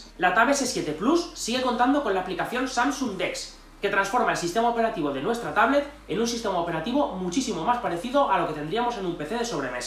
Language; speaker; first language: Spanish; native; Spanish